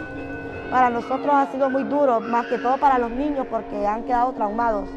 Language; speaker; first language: Spanish; native; Spanish